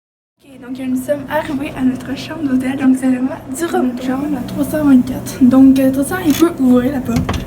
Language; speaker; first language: French; native; French